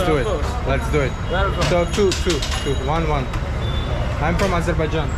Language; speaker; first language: English; non-native, fluent; Azerbaijani